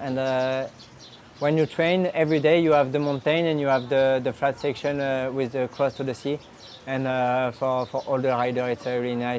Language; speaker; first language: English; non-native, learner; French